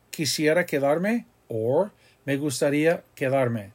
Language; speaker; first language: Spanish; non-native, fluent; English